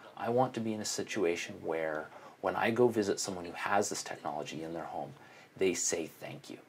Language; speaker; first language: English; native; English